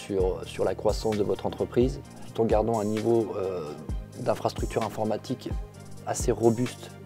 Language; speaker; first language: French; native; French